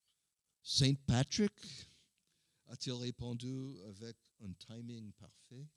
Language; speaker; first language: French; non-native, learner; English